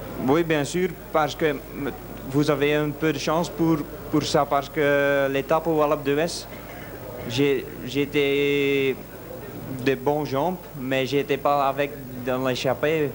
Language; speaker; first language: French; non-native, local second language; Dutch